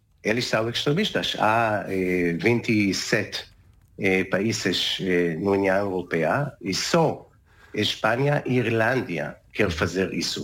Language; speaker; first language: Portuguese; non-native, learner; Hebrew